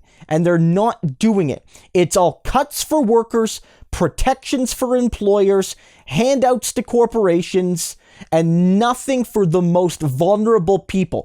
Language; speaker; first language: English; native; English